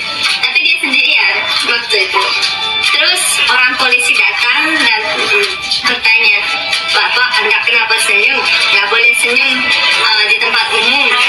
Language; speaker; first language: Indonesian; non-native, fluent; Russian